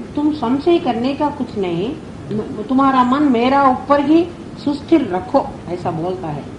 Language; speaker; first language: Hindi; non-native, local second language; Telugu